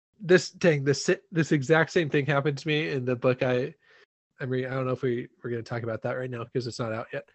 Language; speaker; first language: English; native; English